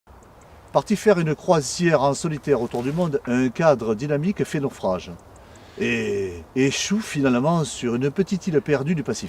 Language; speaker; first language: French; native; French